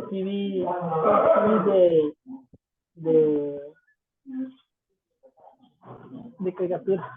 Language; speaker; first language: English; non-native, learner; Spanish